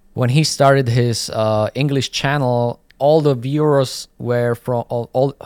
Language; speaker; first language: English; non-native, fluent; Slovak